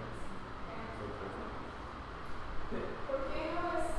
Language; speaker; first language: Spanish; non-native, learner; English